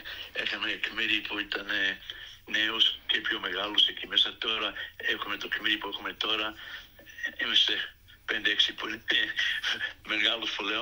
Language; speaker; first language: Greek; early bilingual, other home language; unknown